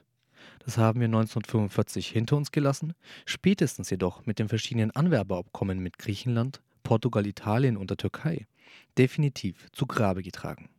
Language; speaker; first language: German; early bilingual, other home language; Turkish